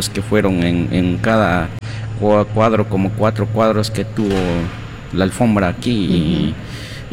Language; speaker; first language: Spanish; non-native, local second language; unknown